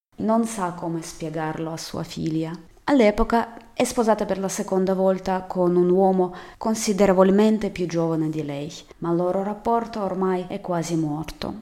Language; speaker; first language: Italian; non-native, fluent; Russian